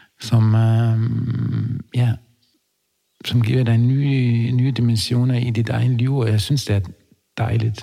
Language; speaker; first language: Danish; non-native, fluent; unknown